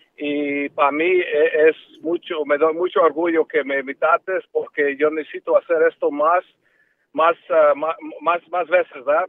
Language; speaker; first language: Spanish; early bilingual, heritage; Spanish